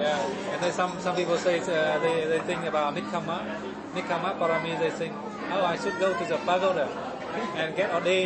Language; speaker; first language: English; non-native, fluent; Vietnamese